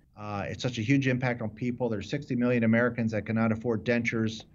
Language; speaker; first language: English; native; English